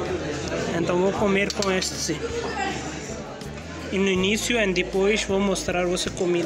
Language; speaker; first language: Portuguese; non-native, learner; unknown